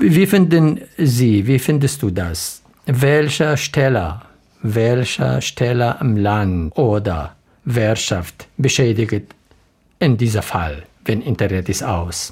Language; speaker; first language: German; non-native, learner; Arabic